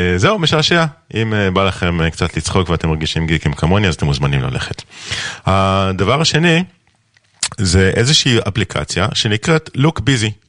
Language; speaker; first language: Hebrew; native; Hebrew